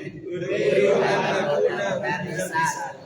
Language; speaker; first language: Arabic; non-native, learner; Indonesian